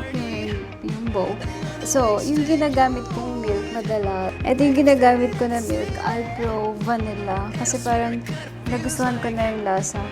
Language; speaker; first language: Filipino; native; Filipino